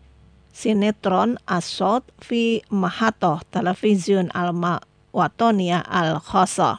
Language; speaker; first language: Arabic; non-native, fluent; Indonesian